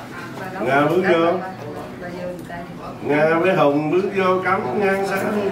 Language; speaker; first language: Vietnamese; native; Vietnamese